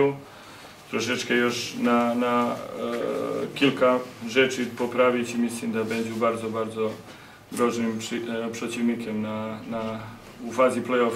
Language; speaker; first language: Polish; non-native, learner; Serbian